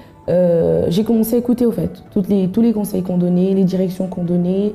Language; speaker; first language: French; native; French